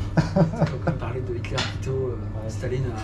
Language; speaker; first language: French; native; French